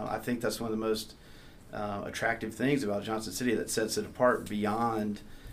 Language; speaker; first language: English; native; English